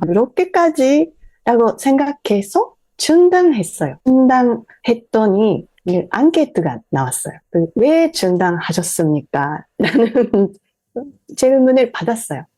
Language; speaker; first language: Korean; non-native, fluent; Japanese